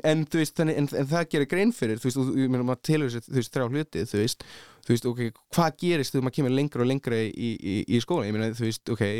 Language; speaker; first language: Icelandic; early bilingual, heritage; Icelandic